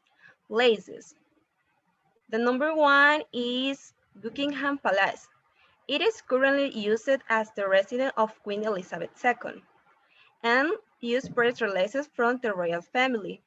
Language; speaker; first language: English; non-native, learner; Spanish